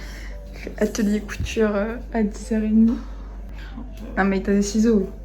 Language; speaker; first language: French; native; French